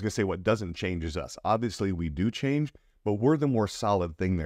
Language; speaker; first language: English; native; English